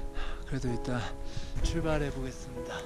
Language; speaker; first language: Korean; native; Korean